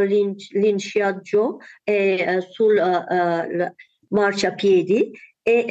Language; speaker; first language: Italian; non-native, learner; Turkish